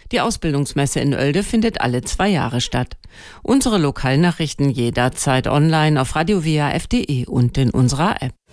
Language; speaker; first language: German; native; German